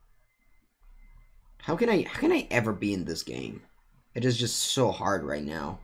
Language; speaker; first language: English; non-native, fluent; Italian